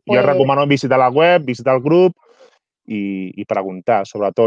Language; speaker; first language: Catalan; native; Catalan